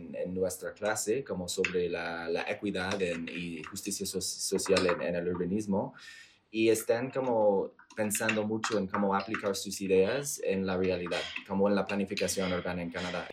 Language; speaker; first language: Spanish; non-native, fluent; English